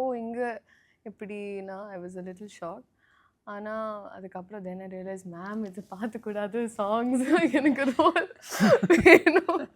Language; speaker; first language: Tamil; non-native, learner; Telugu